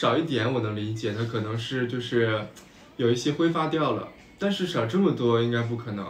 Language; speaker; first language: Chinese; native; Chinese